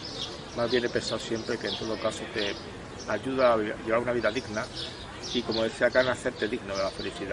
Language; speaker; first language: Spanish; native; Spanish